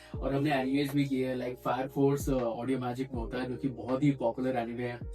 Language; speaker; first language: Hindi; native; Hindi